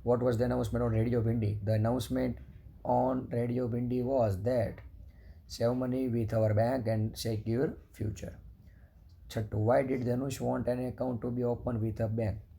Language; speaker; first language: English; non-native, local second language; Gujarati